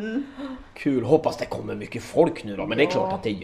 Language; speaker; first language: Swedish; native; Swedish